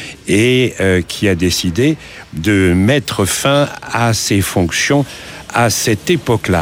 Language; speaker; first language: French; native; French